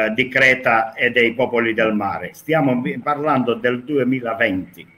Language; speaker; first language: Italian; non-native, fluent; Greek